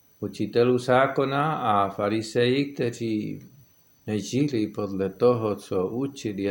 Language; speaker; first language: Czech; non-native, fluent; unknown